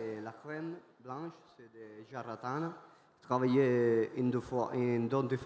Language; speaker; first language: French; non-native, learner; Italian